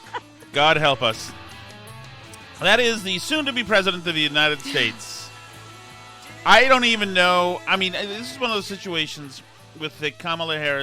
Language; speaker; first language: English; native; English